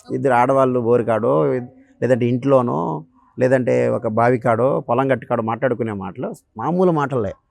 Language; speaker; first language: Telugu; native; Telugu